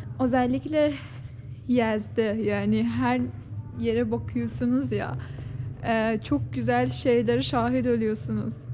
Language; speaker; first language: Turkish; non-native, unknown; Persian